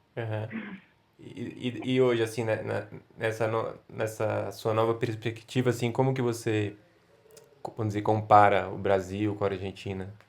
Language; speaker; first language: Portuguese; native; Portuguese